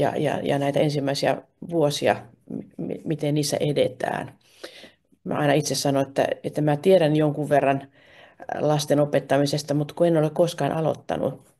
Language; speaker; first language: Finnish; native; Finnish